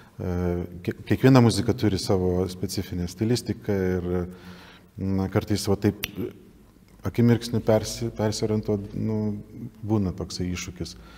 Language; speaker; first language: Lithuanian; native; Lithuanian